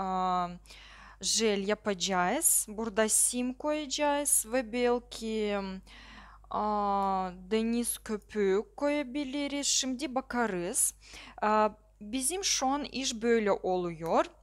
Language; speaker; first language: Turkish; non-native, learner; Russian